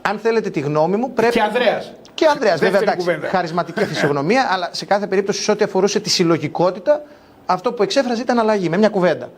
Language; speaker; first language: Greek; native; Greek